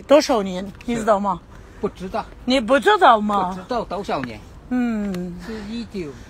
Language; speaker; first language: Chinese; non-native, learner; Russian